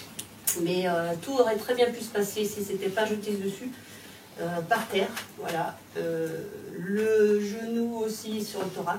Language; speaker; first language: French; native; French